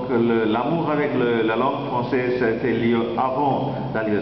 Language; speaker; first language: French; non-native, fluent; Bangla